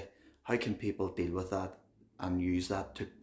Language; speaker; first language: English; native; English